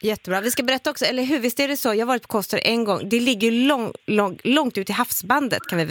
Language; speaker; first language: Swedish; native; Swedish